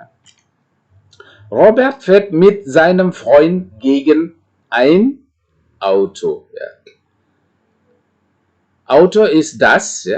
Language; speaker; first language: German; non-native, fluent; Indonesian